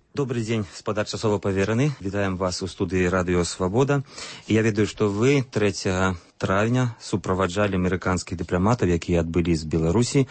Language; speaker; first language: Belarusian; native; Belarusian